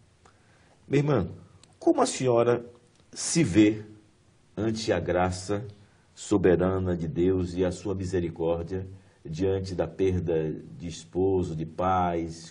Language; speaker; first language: Portuguese; native; Portuguese